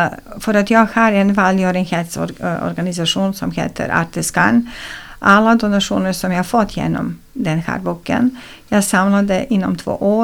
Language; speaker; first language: Swedish; non-native, fluent; Serbian